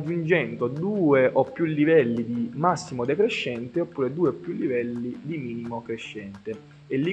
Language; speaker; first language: Italian; native; Italian